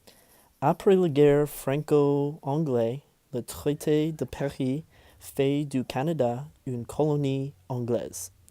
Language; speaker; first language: French; non-native, learner; English